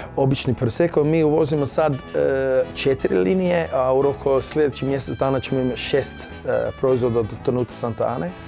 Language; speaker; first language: Croatian; early bilingual, heritage; Croatian